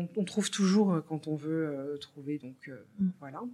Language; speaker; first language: French; native; French